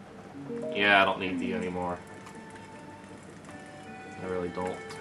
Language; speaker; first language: English; native; English